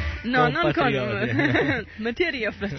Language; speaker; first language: Italian; non-native, learner; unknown